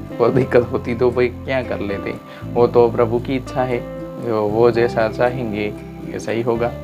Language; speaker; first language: Hindi; non-native, local second language; Gujarati